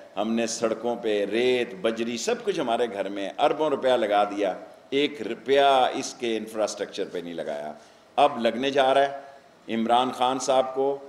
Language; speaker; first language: Urdu; non-native, local second language; Punjabi